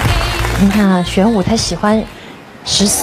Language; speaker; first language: Chinese; native; Chinese